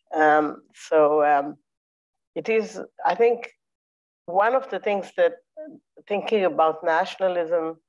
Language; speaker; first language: English; non-native, fluent; Hebrew